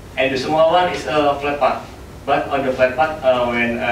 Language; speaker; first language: English; non-native, learner; Indonesian